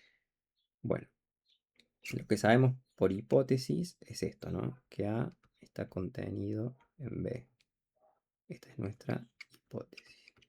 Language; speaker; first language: Spanish; native; Spanish